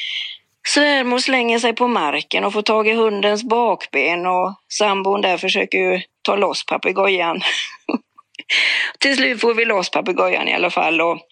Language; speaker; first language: Swedish; native; Swedish